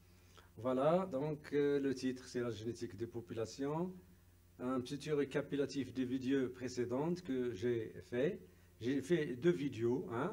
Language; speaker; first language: French; non-native, local second language; Arabic